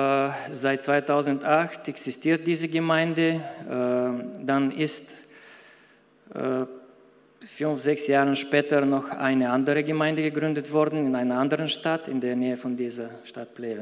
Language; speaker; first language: German; non-native, fluent; Bulgarian